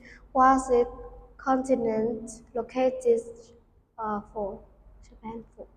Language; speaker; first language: English; non-native, learner; Vietnamese